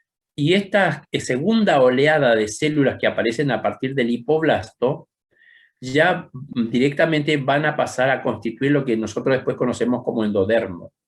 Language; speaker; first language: Spanish; native; Spanish